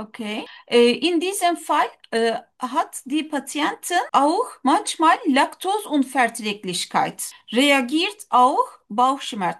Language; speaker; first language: German; non-native, learner; Turkish